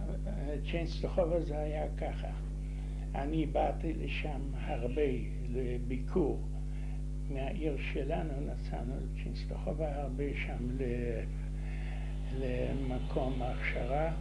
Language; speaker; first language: Hebrew; non-native, fluent; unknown